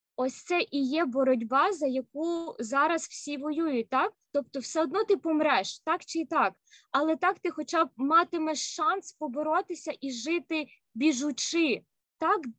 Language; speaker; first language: Ukrainian; native; Ukrainian